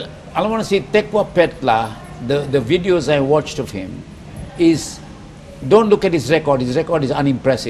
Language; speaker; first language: English; non-native, local second language; Filipino